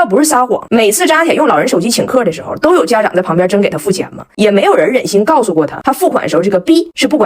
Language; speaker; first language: Chinese; native; Chinese